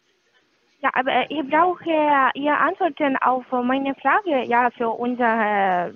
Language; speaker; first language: German; non-native, learner; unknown